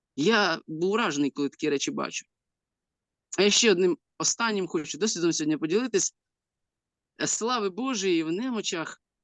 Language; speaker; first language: Ukrainian; native; Ukrainian